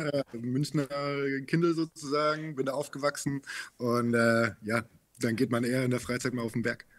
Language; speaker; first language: German; native; German